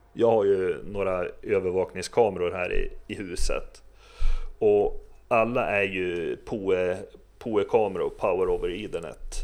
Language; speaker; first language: Swedish; native; Swedish